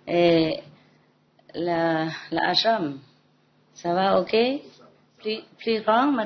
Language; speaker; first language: French; non-native, learner; Vietnamese